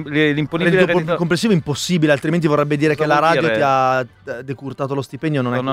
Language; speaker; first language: Italian; native; Italian